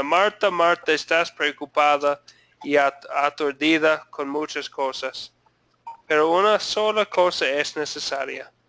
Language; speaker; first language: Spanish; non-native, fluent; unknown